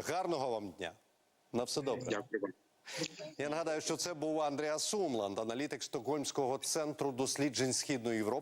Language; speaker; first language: Ukrainian; native; Ukrainian